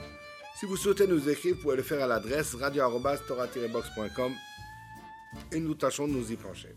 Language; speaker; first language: French; native; French